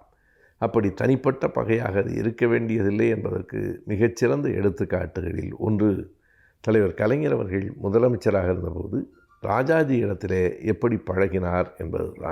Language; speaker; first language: Tamil; native; Tamil